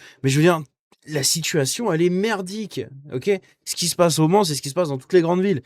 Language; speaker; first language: French; native; French